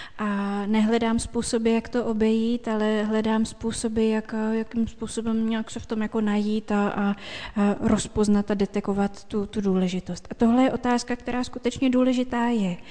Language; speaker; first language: Czech; native; Czech